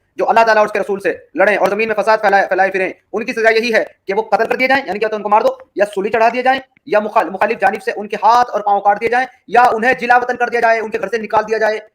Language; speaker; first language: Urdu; native; Urdu